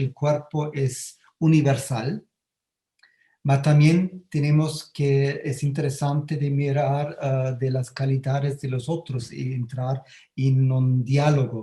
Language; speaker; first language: Spanish; non-native, fluent; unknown